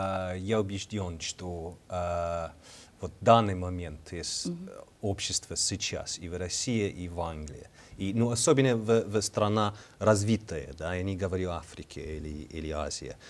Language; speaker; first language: Russian; non-native, learner; English